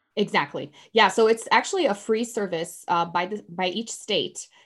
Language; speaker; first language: English; non-native, fluent; Portuguese